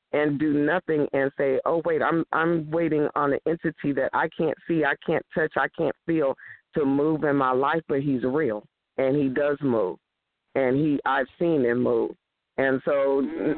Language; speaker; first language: English; native; English